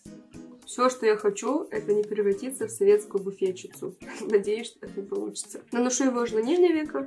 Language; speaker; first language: Russian; native; Russian